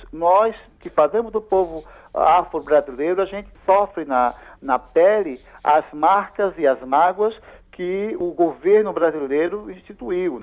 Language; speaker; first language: Portuguese; native; Portuguese